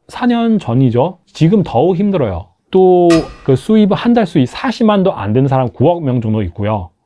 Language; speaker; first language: Korean; non-native, fluent; Chinese